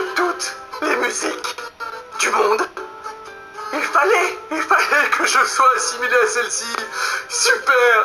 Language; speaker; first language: French; native; French